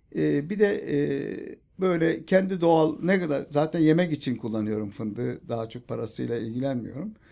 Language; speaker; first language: Turkish; native; Turkish